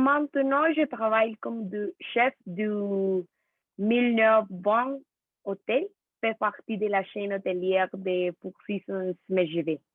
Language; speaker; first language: French; non-native, learner; Spanish